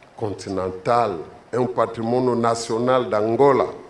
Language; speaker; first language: Portuguese; non-native, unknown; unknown